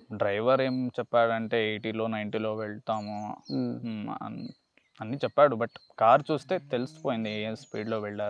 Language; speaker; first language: Telugu; non-native, learner; Kannada